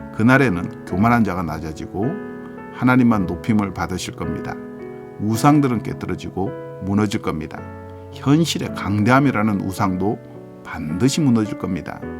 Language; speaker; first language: Korean; native; Korean